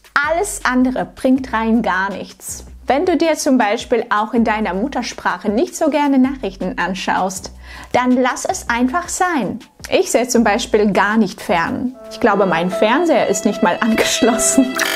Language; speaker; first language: German; non-native, fluent; Russian